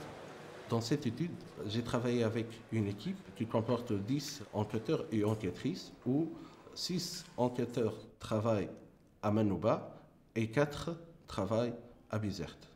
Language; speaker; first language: French; non-native, local second language; Arabic